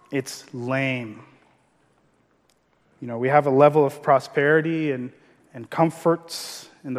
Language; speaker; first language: English; non-native, local second language; Yoruba